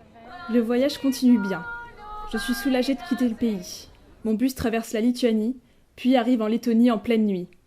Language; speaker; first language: French; native; French